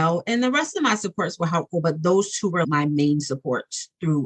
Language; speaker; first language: English; native; English